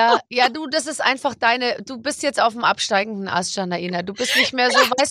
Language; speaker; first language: German; native; German